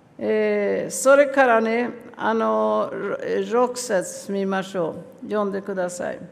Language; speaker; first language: Japanese; non-native, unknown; Swedish